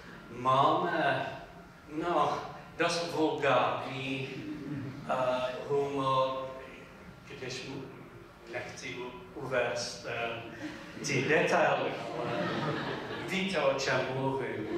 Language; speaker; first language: Czech; non-native, fluent; English